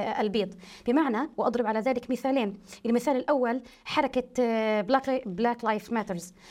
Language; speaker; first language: Arabic; early bilingual, heritage; Arabic